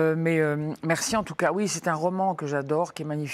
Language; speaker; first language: French; native; French